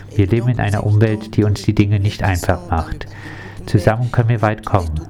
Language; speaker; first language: German; non-native, fluent; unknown